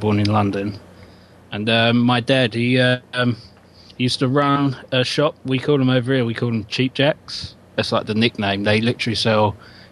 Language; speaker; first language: English; native; English